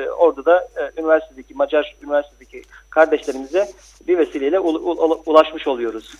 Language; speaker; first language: Turkish; native; Turkish